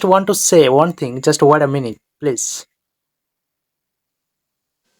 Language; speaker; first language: English; non-native, fluent; Bangla